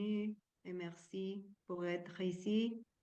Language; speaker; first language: French; non-native, learner; Spanish